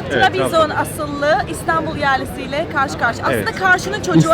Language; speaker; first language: Turkish; native; Turkish